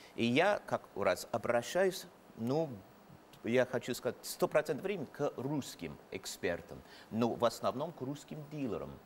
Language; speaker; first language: Russian; non-native, fluent; English